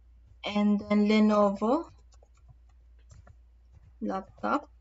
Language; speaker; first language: English; non-native, local second language; Filipino